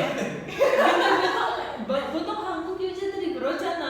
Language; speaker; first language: Korean; non-native, learner; Indonesian